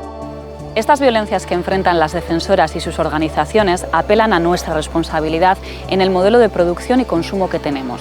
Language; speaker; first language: Spanish; native; Spanish